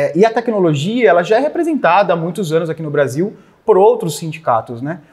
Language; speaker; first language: Portuguese; native; Portuguese